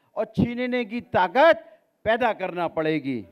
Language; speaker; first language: Hindi; native; Hindi